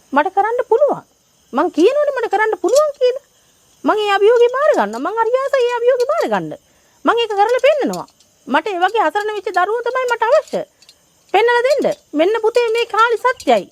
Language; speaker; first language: Sinhala; non-native, local second language; Tamil